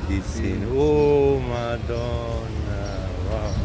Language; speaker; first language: English; non-native, learner; Slovenian